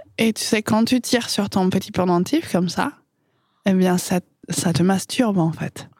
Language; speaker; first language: French; non-native, fluent; English